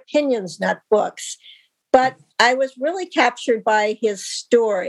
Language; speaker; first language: English; native; English